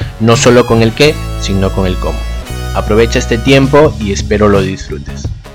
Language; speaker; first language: Spanish; native; Spanish